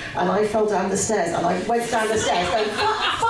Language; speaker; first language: English; native; English